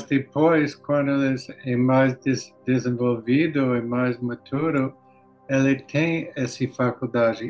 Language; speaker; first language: Portuguese; non-native, learner; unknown